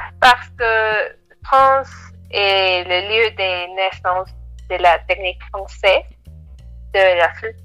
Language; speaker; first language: French; non-native, learner; Spanish